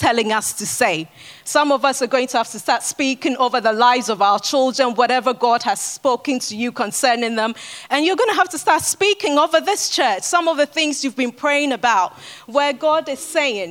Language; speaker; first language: English; non-native, local second language; Akan